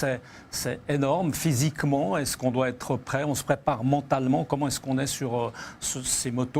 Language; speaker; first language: French; native; French